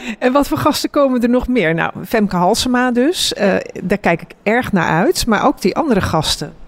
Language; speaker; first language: Dutch; native; Dutch